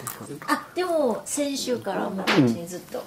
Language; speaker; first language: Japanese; non-native, fluent; Chinese